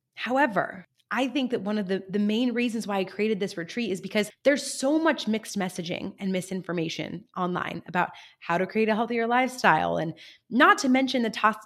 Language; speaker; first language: English; native; English